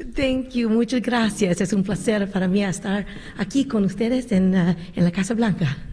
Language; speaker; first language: Spanish; non-native, learner; English